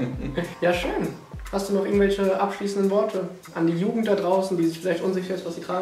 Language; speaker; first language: German; native; German